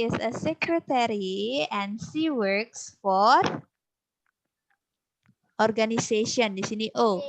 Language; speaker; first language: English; non-native, fluent; Indonesian